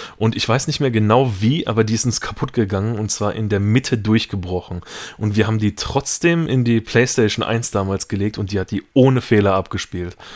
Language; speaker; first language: German; native; German